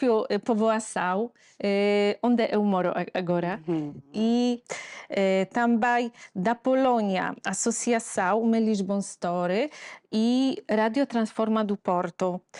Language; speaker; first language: Portuguese; non-native, fluent; Polish